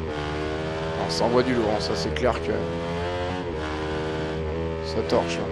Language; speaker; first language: French; native; French